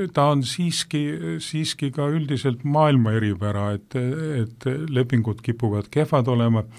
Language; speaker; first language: Estonian; native; Estonian